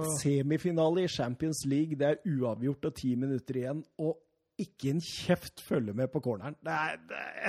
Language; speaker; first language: Norwegian; native; Norwegian